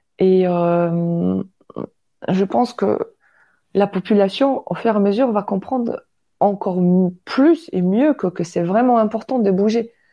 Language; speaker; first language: French; non-native, fluent; Polish